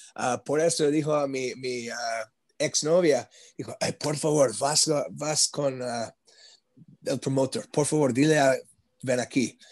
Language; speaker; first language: Spanish; non-native, learner; English